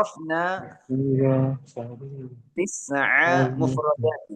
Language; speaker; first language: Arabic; non-native, fluent; Indonesian